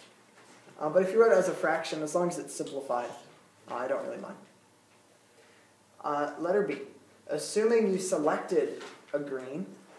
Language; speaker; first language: English; native; English